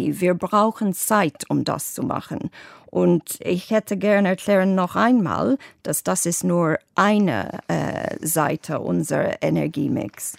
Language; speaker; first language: German; non-native, fluent; English